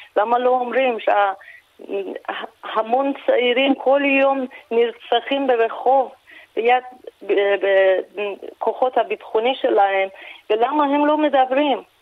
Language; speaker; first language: Hebrew; non-native, fluent; Persian